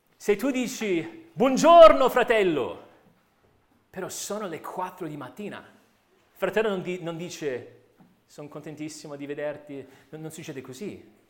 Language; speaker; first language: Italian; non-native, fluent; English